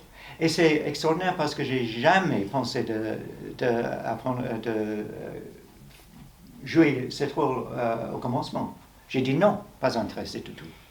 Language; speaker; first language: French; non-native, learner; English